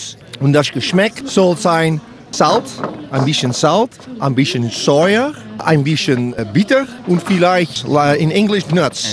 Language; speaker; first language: German; non-native, learner; Dutch